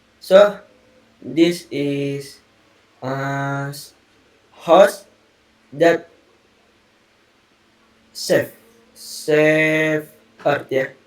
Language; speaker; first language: English; non-native, learner; Indonesian